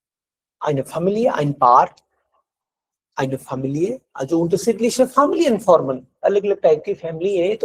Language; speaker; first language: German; non-native, fluent; Hindi